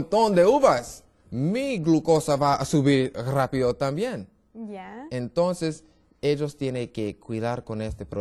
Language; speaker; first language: Spanish; non-native, learner; English